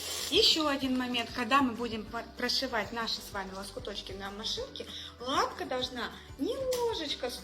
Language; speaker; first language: Russian; native; Russian